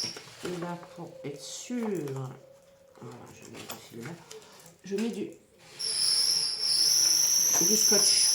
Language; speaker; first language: French; native; French